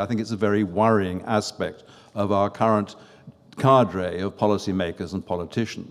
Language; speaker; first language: English; non-native, fluent; French